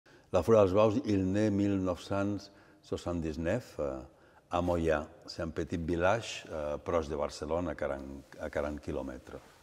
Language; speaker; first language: French; non-native, fluent; Catalan